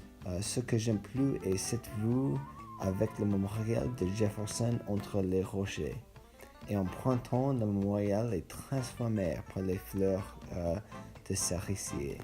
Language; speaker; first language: French; non-native, learner; English